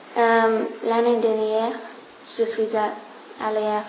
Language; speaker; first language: French; non-native, learner; English